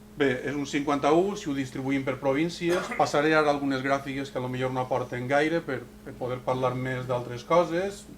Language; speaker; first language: Catalan; native; Catalan